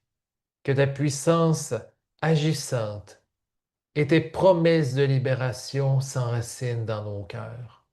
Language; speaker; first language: French; native; French